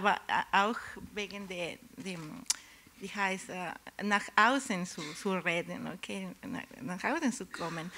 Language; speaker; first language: German; non-native, learner; Spanish